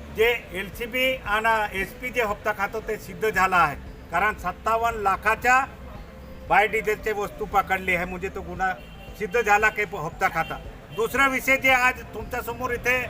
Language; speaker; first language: Marathi; non-native, local second language; Bhili